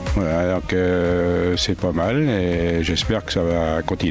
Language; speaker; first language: French; native; French